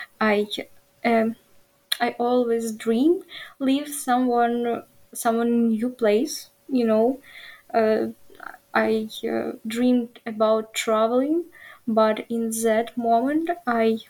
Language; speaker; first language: English; non-native, learner; Ukrainian